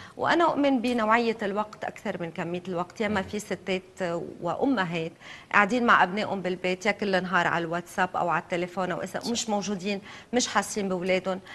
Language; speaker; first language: Arabic; native; Arabic